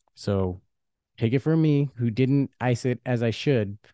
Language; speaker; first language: English; early bilingual, other home language; Dutch